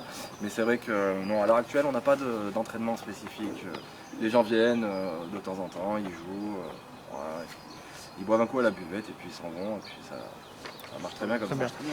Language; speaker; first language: French; native; French